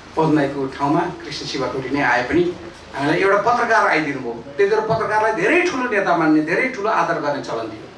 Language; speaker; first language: Nepali; native; Nepali